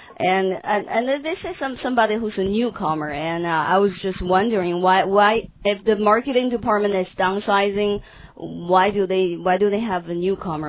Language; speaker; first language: English; non-native, fluent; Chinese